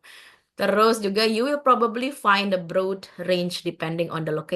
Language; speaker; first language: English; non-native, fluent; Indonesian